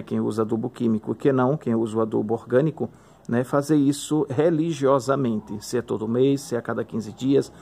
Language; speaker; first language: Portuguese; native; Portuguese